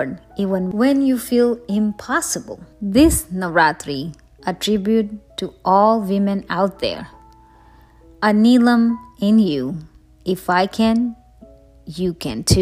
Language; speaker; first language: English; non-native, local second language; Hindi